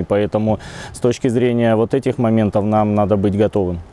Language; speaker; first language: Russian; native; Russian